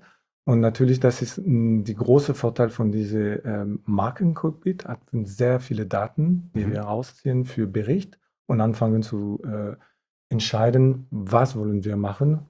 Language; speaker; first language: German; non-native, fluent; French